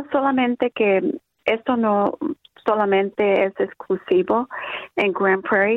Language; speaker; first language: Spanish; early bilingual, other home language; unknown